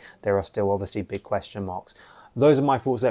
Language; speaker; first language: English; native; English